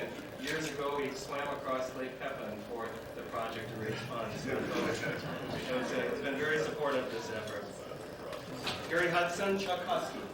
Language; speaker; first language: English; native; English